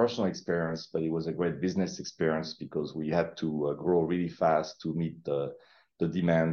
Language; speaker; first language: English; non-native, fluent; French